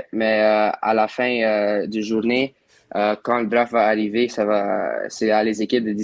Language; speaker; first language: French; non-native, local second language; English